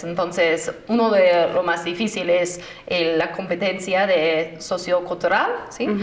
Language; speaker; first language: Spanish; non-native, fluent; English